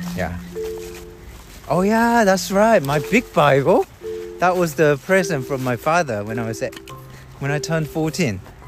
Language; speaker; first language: English; non-native, fluent; Korean